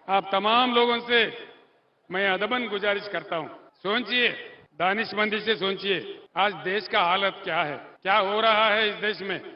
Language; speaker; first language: Hindi; non-native, local second language; Telugu